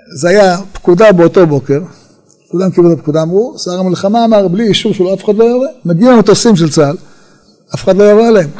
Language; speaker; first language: Hebrew; native; Hebrew